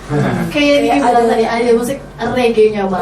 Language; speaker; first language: Indonesian; native; Indonesian